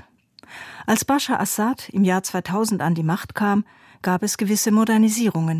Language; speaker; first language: German; native; German